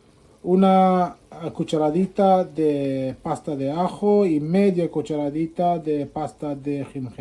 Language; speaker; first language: Spanish; non-native, fluent; Sylheti